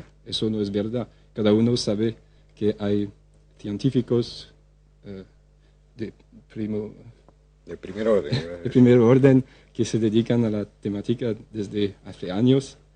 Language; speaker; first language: Spanish; non-native, fluent; French